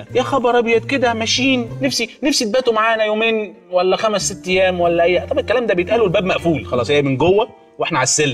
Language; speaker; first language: Arabic; native; Arabic